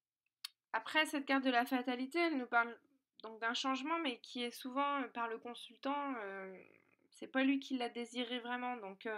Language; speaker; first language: French; native; French